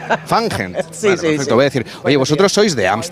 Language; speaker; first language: Spanish; native; Spanish